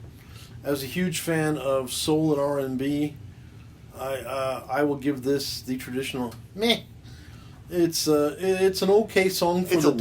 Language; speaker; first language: English; native; English